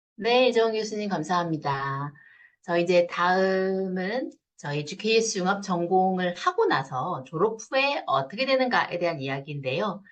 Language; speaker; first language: Korean; native; Korean